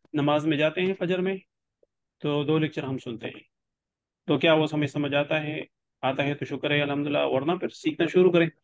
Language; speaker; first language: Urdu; non-native, local second language; Pashto